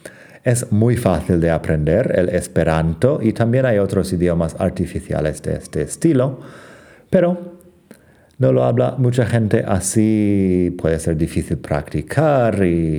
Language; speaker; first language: Spanish; non-native, fluent; English